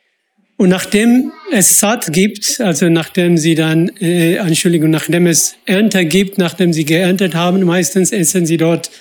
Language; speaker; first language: German; non-native, fluent; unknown